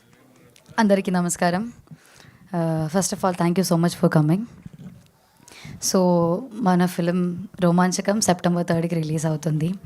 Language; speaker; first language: Telugu; non-native, learner; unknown